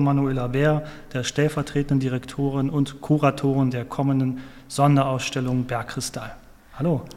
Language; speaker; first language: German; native; German